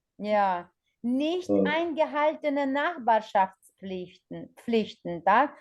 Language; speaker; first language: German; non-native, fluent; Ukrainian